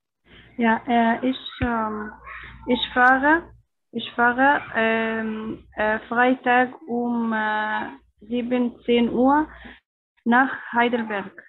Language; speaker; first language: German; non-native, learner; Arabic